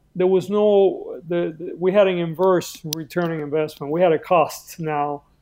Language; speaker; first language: English; early bilingual, other home language; Spanish